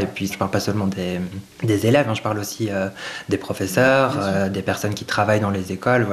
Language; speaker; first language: French; native; French